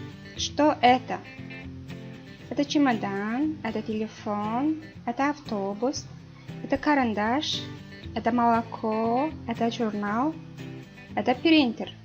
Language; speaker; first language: Russian; non-native, learner; Mongolian